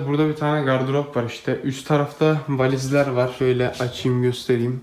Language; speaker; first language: Turkish; native; Turkish